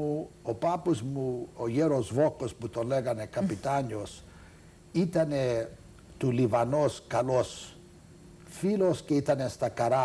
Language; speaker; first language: Greek; early bilingual, heritage; Greek